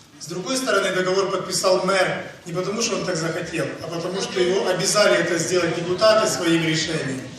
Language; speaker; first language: Russian; native; Russian